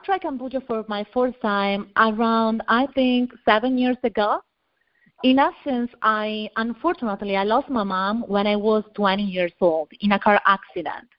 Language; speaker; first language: English; non-native, fluent; Italian